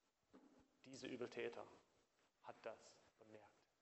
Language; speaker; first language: German; non-native, fluent; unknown